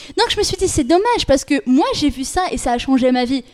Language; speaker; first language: French; non-native, local second language; Arabic